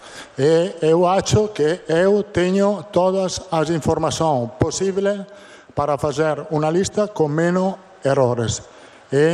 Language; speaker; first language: Portuguese; non-native, fluent; Italian